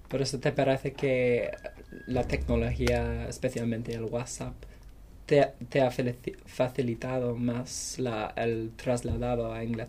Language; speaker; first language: Spanish; non-native, learner; English